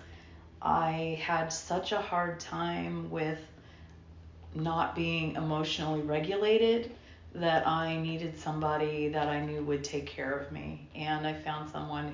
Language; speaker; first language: English; native; English